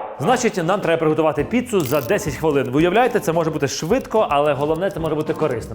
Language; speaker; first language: Ukrainian; native; Ukrainian